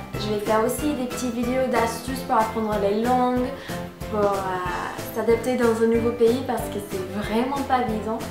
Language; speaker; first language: French; non-native, fluent; English